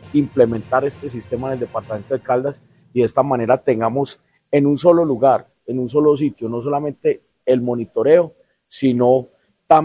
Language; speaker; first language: Spanish; native; Spanish